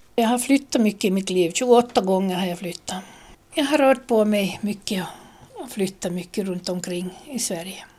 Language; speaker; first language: Swedish; native; Swedish